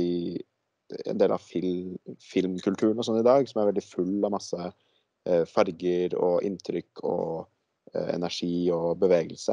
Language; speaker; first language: Norwegian; native; Norwegian